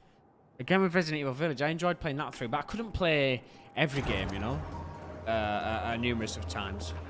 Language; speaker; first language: English; native; English